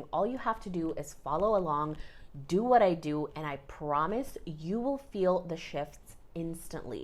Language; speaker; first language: English; native; English